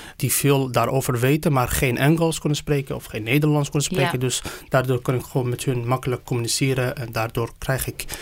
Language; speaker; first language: Dutch; non-native, fluent; Persian